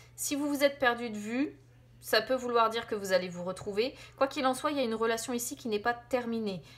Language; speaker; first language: French; native; French